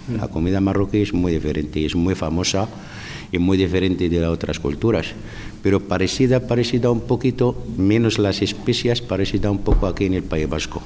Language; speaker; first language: Spanish; non-native, fluent; Arabic